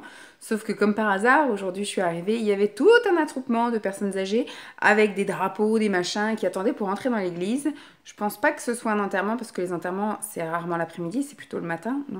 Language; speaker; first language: French; native; French